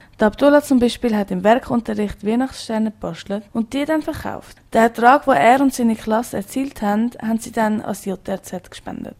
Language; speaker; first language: German; native; German